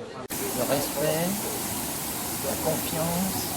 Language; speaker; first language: French; non-native, learner; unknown